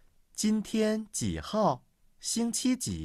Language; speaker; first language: Chinese; non-native, learner; Vietnamese